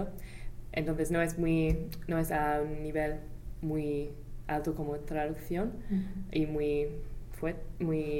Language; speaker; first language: Spanish; non-native, fluent; English